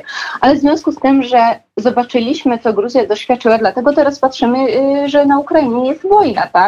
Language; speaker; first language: Polish; non-native, fluent; Georgian